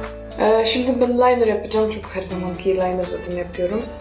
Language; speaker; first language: Turkish; non-native, fluent; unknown